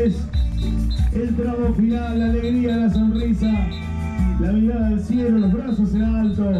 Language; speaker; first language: Spanish; native; Spanish